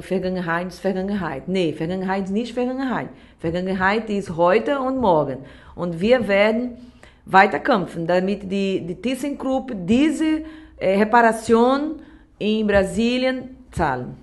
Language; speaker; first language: German; non-native, learner; Portuguese